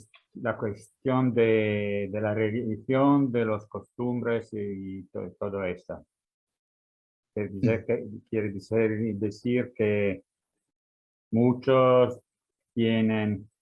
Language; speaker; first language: Spanish; non-native, fluent; Italian